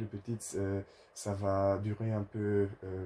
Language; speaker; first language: French; non-native, learner; Dutch